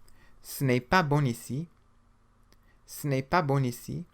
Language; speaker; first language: French; non-native, fluent; English